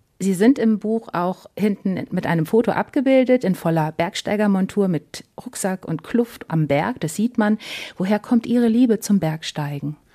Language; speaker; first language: German; native; German